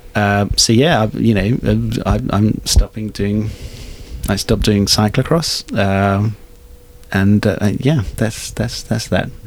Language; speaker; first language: English; non-native, fluent; Hungarian